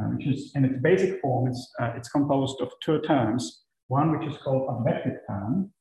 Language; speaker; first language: English; non-native, fluent; Czech